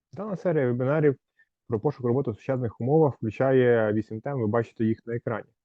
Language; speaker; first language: Ukrainian; native; Ukrainian